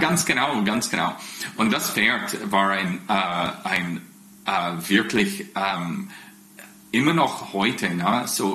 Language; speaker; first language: German; non-native, fluent; English